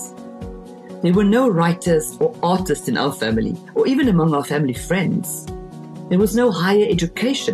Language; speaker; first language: English; non-native, local second language; Afrikaans